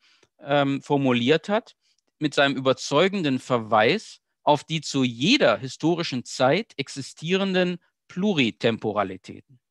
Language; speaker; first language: German; native; German